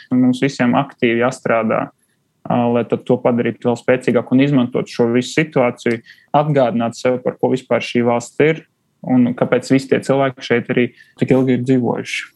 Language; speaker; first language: Latvian; non-native, local second language; Russian